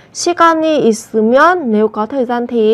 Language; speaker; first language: Vietnamese; native; Vietnamese